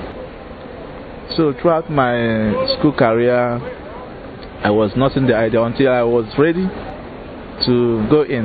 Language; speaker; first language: English; non-native, local second language; Igbo